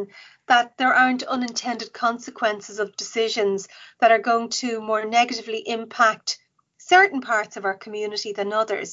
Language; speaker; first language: English; native; English